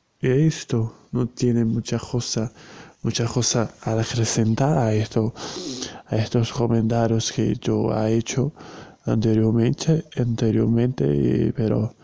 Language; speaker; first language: Spanish; non-native, learner; Portuguese